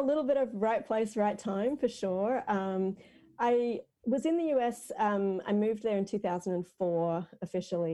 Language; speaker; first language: English; native; English